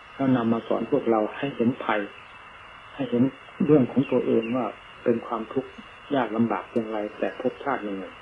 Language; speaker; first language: Thai; native; Thai